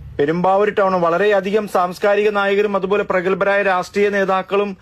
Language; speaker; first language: Malayalam; native; Malayalam